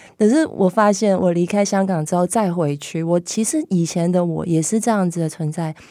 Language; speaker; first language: Chinese; non-native, local second language; Cantonese